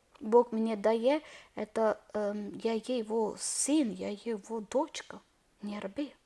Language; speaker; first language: Ukrainian; non-native, learner; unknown